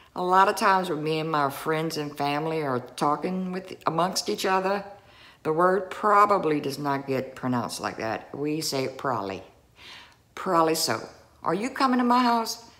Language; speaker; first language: English; native; English